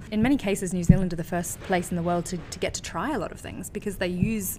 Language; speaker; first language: English; native; English